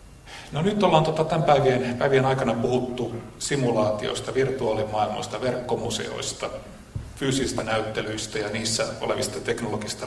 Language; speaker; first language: Finnish; native; Finnish